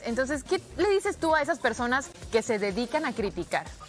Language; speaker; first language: Spanish; native; Spanish